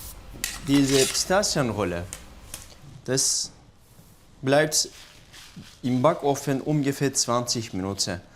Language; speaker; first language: German; non-native, learner; Turkish